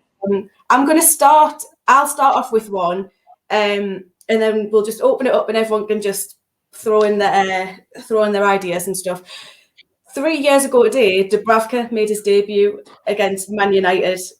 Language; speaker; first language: English; native; English